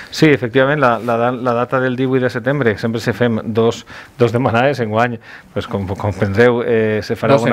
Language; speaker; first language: Catalan; native; Catalan